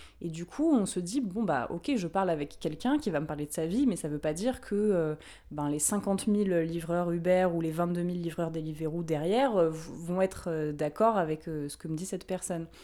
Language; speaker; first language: French; native; French